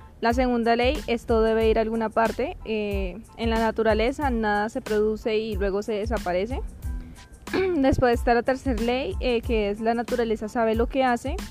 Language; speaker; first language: Spanish; native; Spanish